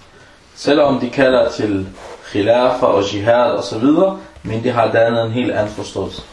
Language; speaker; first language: Danish; non-native, fluent; Arabic